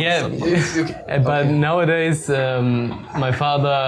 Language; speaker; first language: English; non-native, fluent; German